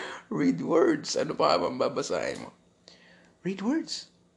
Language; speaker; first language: English; non-native, local second language; Filipino